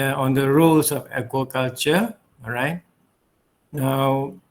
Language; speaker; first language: English; non-native, local second language; Malay